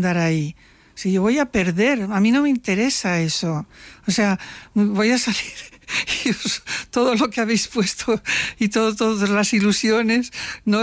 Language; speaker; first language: Spanish; non-native, local second language; Catalan